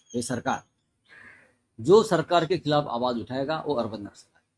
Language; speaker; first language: Hindi; non-native, local second language; Marathi